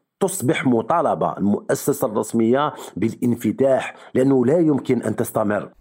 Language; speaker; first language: Arabic; native; Arabic